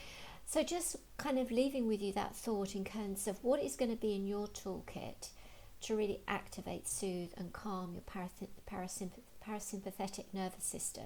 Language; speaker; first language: English; native; English